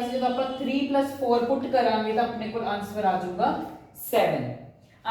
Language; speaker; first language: Hindi; non-native, local second language; Punjabi